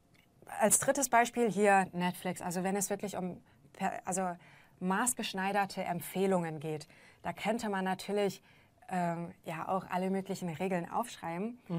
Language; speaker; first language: German; native; German